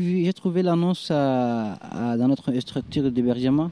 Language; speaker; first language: French; non-native, fluent; Arabic